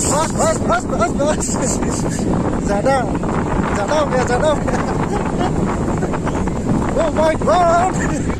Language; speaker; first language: Hindi; non-native, local second language; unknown